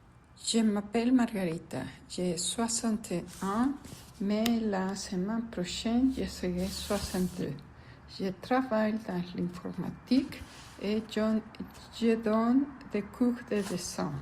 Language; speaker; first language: French; non-native, learner; Spanish